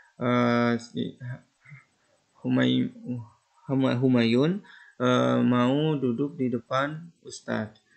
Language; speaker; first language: Indonesian; native; Indonesian